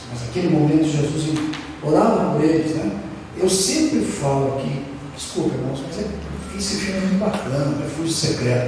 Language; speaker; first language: Portuguese; native; Portuguese